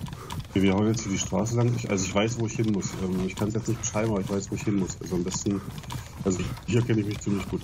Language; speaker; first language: German; native; German